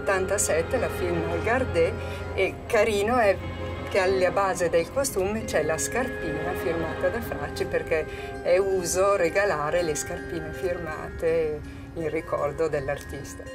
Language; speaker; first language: Italian; native; Italian